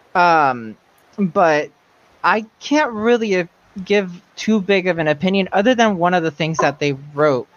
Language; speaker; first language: English; non-native, local second language; Spanish